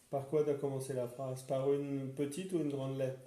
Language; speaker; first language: French; native; French